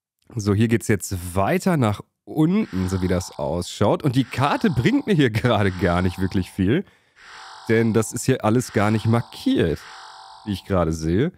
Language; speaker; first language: German; native; German